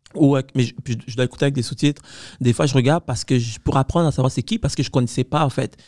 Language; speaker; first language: French; non-native, fluent; Spanish